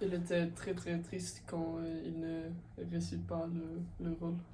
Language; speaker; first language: French; non-native, learner; Swedish